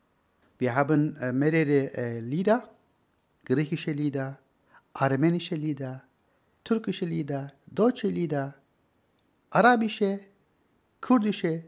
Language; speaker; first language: German; non-native, learner; Turkish